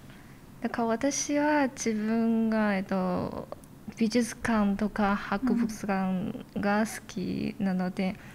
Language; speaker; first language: Japanese; non-native, fluent; Chinese